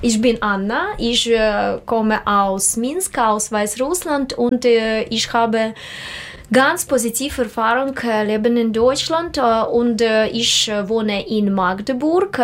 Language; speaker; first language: German; non-native, learner; Russian